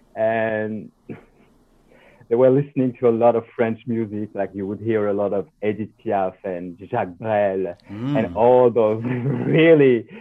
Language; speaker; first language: English; non-native, fluent; French